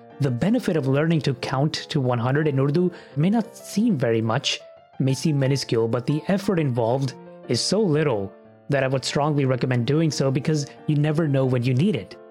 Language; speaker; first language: English; early bilingual, other home language; Punjabi